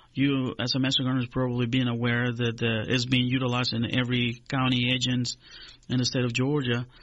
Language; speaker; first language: English; non-native, fluent; Spanish